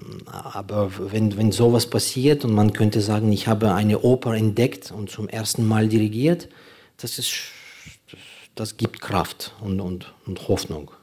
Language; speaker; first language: German; non-native, fluent; Ukrainian